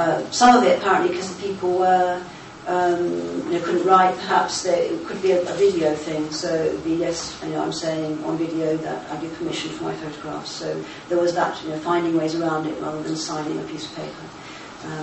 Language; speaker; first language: English; native; English